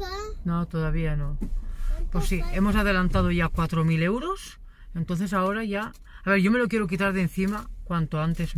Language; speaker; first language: Spanish; native; Spanish